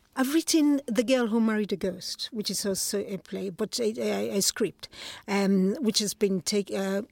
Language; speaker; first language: English; non-native, local second language; Igbo